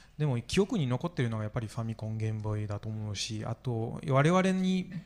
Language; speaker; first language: Japanese; non-native, fluent; French